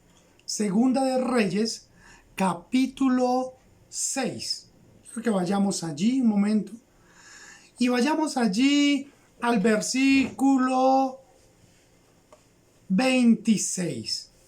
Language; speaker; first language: Spanish; native; Spanish